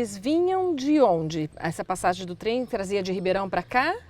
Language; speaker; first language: Portuguese; native; Portuguese